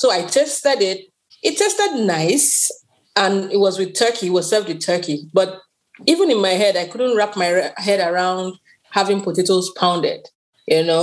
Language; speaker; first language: English; non-native, local second language; Yoruba